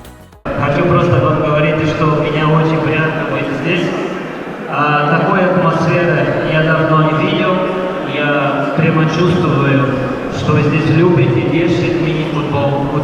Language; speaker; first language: Russian; non-native, learner; Portuguese